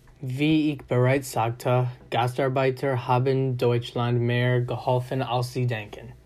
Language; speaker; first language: German; non-native, learner; English